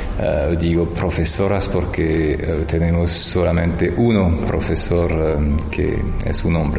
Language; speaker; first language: Spanish; non-native, fluent; French